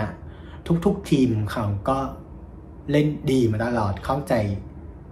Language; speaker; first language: Thai; non-native, fluent; Vietnamese